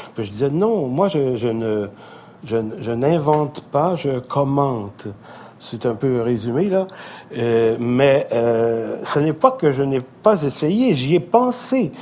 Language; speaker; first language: French; native; French